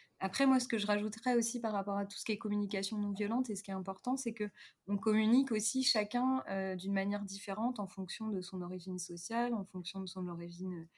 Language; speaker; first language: French; native; French